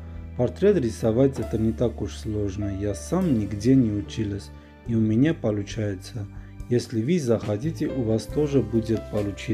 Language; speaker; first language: Russian; non-native, fluent; Armenian